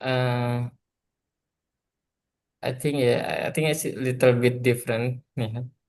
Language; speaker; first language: English; non-native, learner; Indonesian